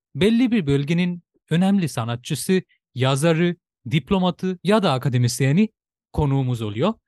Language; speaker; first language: Turkish; non-native, fluent; Bangla